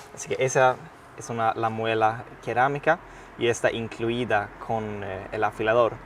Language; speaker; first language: Spanish; non-native, fluent; Swedish